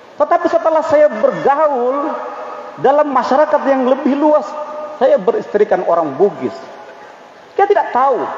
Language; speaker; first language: Indonesian; native; Indonesian